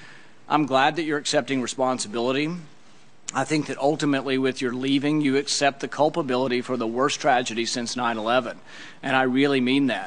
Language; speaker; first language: English; native; English